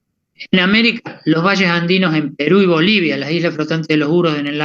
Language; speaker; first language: Spanish; native; Spanish